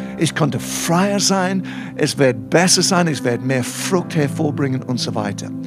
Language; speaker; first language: German; non-native, fluent; English